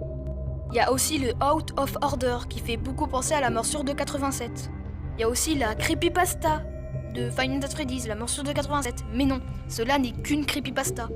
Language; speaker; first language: French; native; French